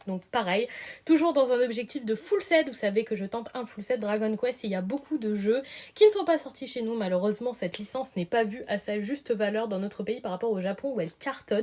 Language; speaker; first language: French; native; French